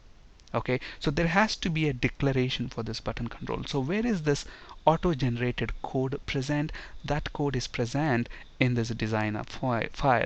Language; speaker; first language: English; non-native, local second language; Telugu